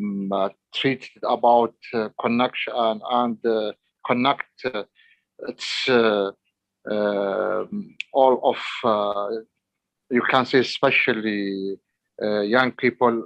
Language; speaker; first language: English; non-native, learner; Arabic